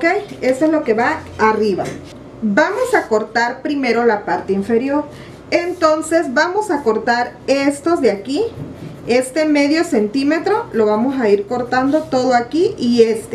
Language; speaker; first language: Spanish; native; Spanish